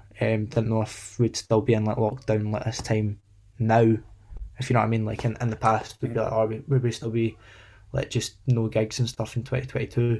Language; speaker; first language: English; native; English